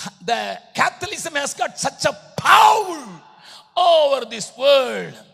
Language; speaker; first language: English; non-native, local second language; Tamil